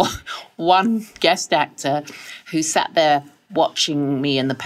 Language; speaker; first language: English; native; English